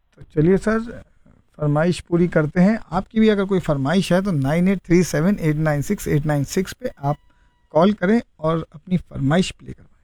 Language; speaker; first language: Hindi; native; Hindi